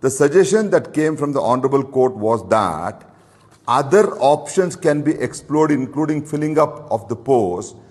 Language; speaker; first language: English; non-native, local second language; Kannada